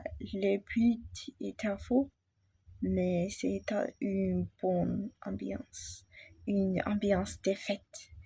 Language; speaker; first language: French; non-native, learner; English